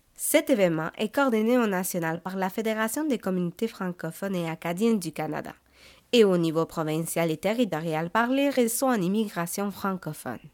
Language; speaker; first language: French; native; French